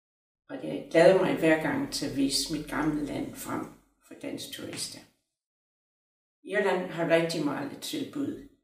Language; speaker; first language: Danish; non-native, local second language; Irish